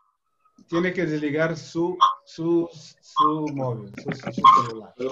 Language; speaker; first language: Spanish; non-native, fluent; Portuguese